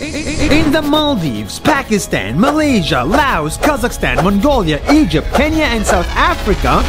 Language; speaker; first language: English; non-native, fluent; Arabic